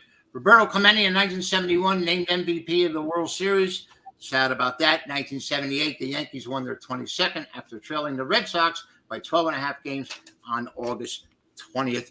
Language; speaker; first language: English; native; English